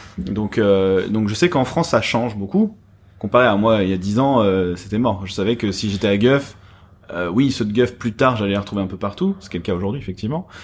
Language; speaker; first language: French; native; French